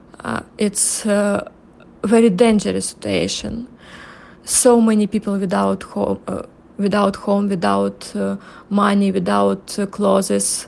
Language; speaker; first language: English; non-native, learner; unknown